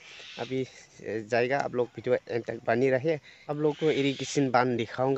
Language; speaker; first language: Hindi; non-native, local second language; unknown